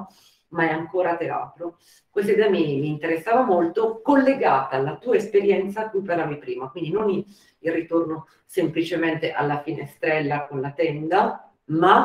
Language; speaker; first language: Italian; native; Italian